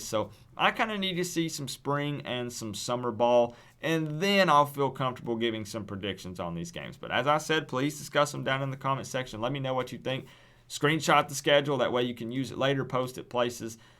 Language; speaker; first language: English; native; English